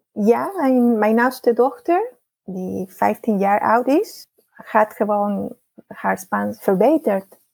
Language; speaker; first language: Dutch; non-native, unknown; Spanish